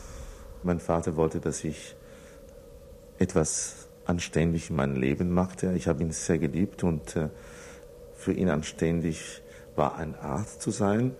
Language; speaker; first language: German; non-native, fluent; Italian